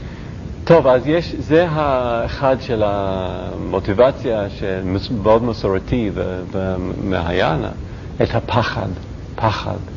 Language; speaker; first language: Hebrew; non-native, learner; English